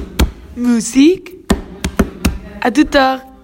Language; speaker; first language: French; non-native, learner; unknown